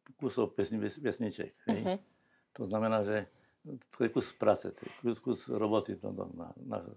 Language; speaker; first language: Slovak; non-native, local second language; Rusyn